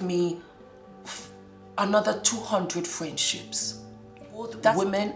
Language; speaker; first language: English; native; English